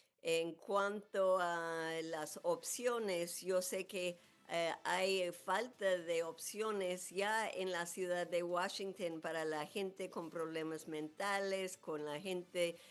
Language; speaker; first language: Spanish; non-native, fluent; English